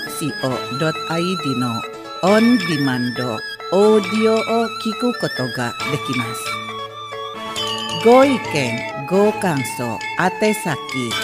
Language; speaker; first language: Japanese; non-native, fluent; Indonesian